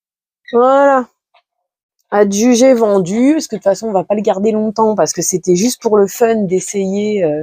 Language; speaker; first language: French; native; French